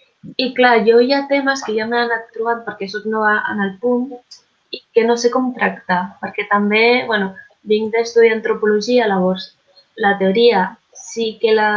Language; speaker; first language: Catalan; non-native, local second language; Spanish